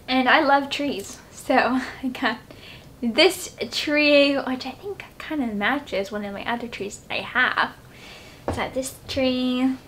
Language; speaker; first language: English; native; English